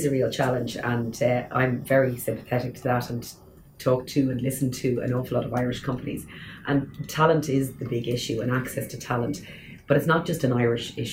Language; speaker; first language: English; native; English